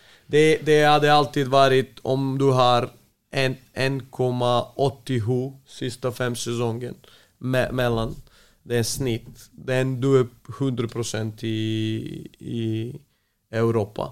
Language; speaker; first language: Swedish; non-native, fluent; Serbian